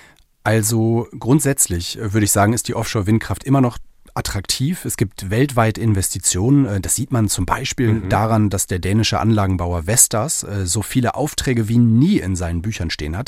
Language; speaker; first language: German; native; German